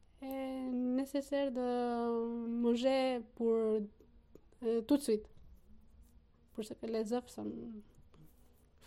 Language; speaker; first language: French; non-native, learner; Albanian